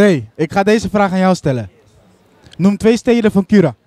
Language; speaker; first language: Dutch; native; Dutch